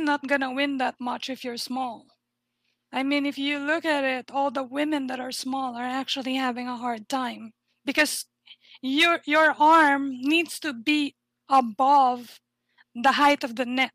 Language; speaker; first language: English; non-native, local second language; Filipino